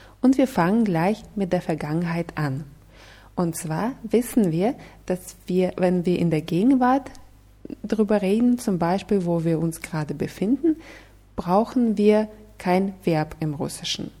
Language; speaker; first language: German; non-native, fluent; Russian